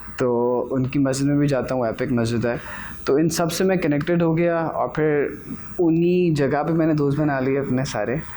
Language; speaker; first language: Urdu; native; Urdu